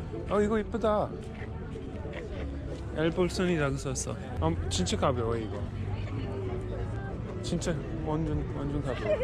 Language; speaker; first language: Korean; early bilingual, other home language; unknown